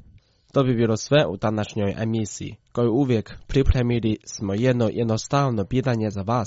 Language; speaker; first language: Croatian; non-native, fluent; Chinese